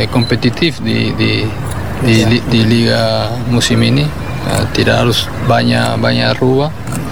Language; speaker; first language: Indonesian; non-native, fluent; Spanish